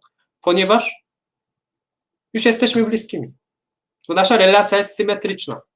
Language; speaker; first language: Polish; non-native, fluent; Korean